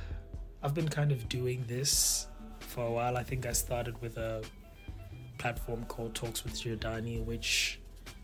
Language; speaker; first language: English; non-native, local second language; Tswana